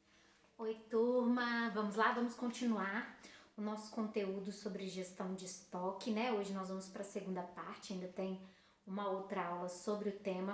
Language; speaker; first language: Portuguese; native; Portuguese